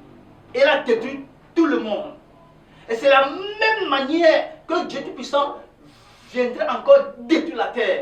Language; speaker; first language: French; non-native, local second language; Ewe